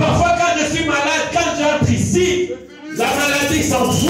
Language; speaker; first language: French; non-native, local second language; Lingala